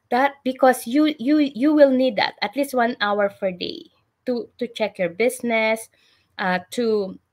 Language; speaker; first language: English; non-native, local second language; Filipino